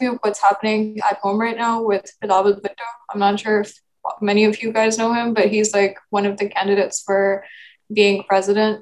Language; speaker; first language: English; non-native, local second language; Urdu